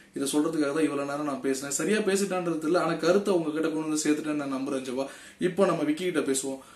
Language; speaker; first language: Tamil; non-native, local second language; Telugu